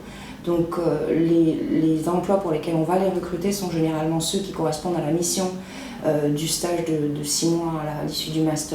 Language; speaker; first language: French; native; French